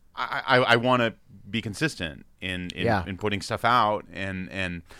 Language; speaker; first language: English; native; English